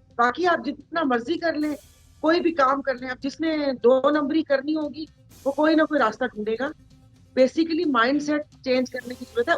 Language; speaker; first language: Urdu; non-native, local second language; Sindhi